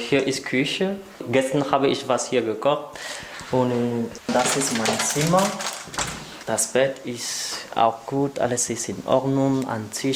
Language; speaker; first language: German; non-native, learner; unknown